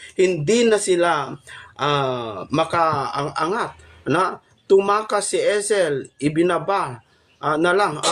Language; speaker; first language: Filipino; non-native, local second language; Iloko